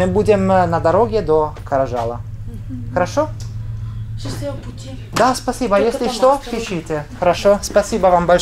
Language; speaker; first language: Russian; non-native, learner; Italian